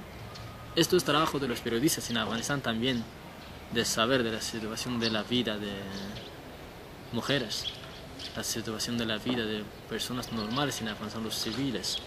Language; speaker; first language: Spanish; non-native, learner; Persian